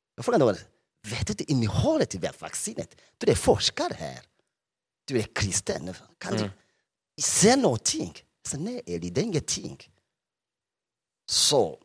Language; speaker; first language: Swedish; non-native, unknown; Rundi